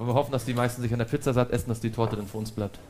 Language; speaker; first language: German; native; German